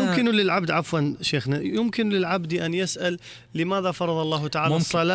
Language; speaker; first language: Arabic; native; Arabic